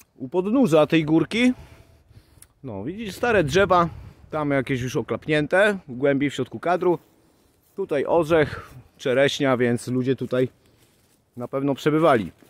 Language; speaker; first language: Polish; native; Polish